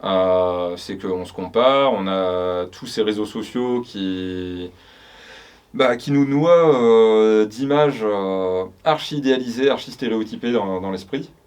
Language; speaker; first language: French; native; French